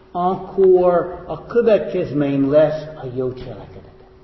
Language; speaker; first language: Hungarian; non-native, fluent; English